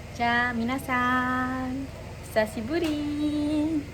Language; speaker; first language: Japanese; non-native, learner; Indonesian